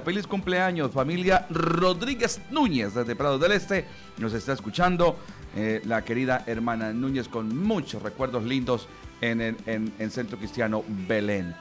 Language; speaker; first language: Spanish; native; Spanish